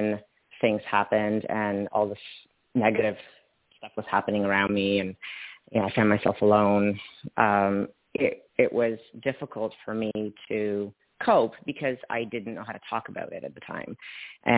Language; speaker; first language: English; non-native, fluent; Polish